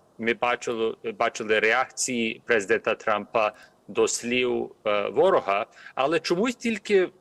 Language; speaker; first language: Ukrainian; early bilingual, heritage; Ukrainian